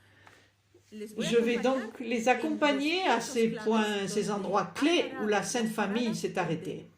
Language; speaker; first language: French; non-native, fluent; Arabic